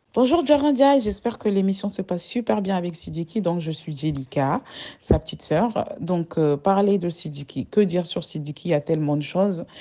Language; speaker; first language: French; non-native, local second language; Bambara